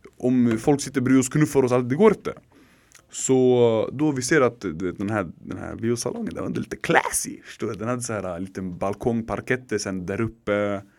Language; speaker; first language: Swedish; early bilingual, other home language; Arabic